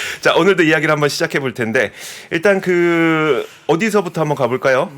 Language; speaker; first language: Korean; native; Korean